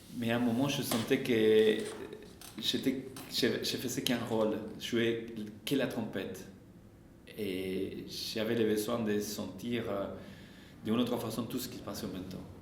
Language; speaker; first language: French; non-native, fluent; Spanish